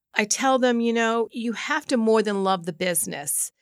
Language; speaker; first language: English; native; English